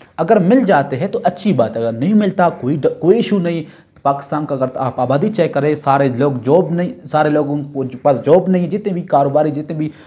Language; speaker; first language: Urdu; non-native, local second language; Brahui